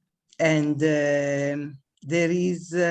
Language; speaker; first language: English; non-native, learner; Italian